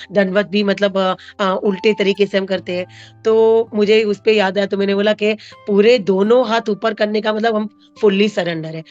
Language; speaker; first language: Hindi; non-native, local second language; Marathi